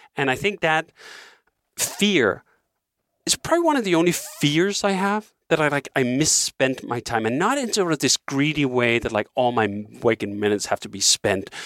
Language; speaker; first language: English; non-native, fluent; Danish